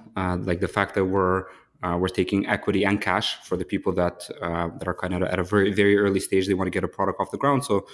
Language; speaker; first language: English; early bilingual, other home language; Ukrainian